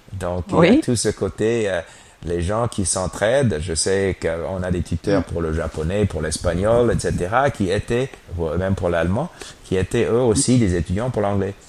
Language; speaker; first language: French; non-native, fluent; English